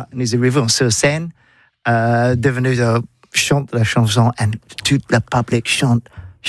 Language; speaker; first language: French; non-native, learner; English